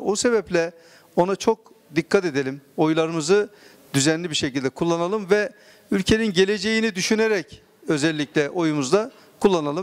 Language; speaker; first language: Turkish; native; Turkish